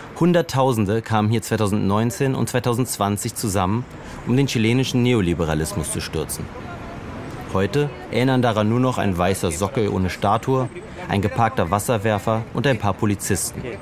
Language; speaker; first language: German; native; German